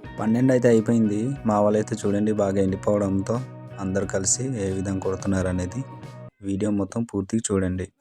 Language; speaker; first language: Telugu; non-native, local second language; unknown